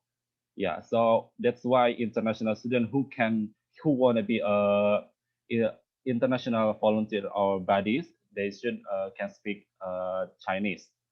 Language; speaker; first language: English; non-native, learner; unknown